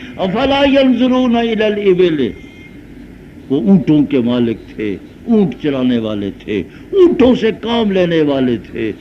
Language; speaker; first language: Urdu; non-native, local second language; Punjabi